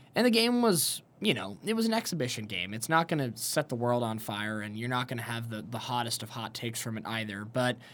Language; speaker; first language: English; native; English